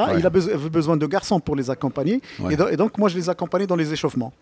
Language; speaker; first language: French; non-native, local second language; Arabic